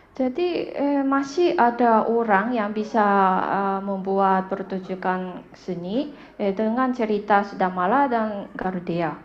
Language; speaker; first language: Indonesian; non-native, fluent; Japanese